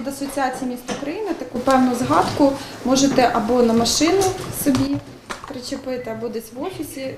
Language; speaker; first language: Ukrainian; native; Ukrainian